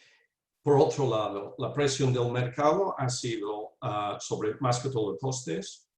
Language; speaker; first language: Spanish; non-native, fluent; English